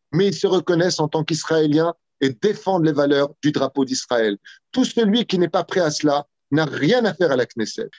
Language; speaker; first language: French; native; French